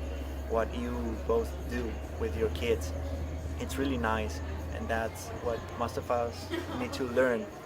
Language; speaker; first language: English; non-native, fluent; Spanish